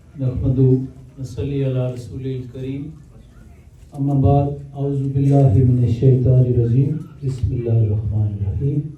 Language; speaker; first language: Urdu; non-native, local second language; Punjabi